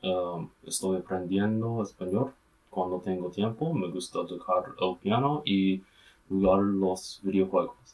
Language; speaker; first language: Spanish; non-native, learner; English